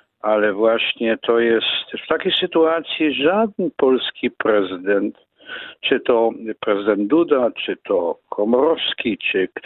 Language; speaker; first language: Polish; non-native, fluent; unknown